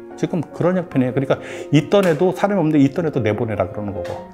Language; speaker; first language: Korean; native; Korean